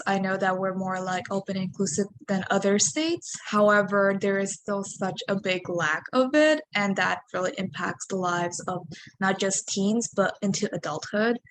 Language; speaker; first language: English; native; English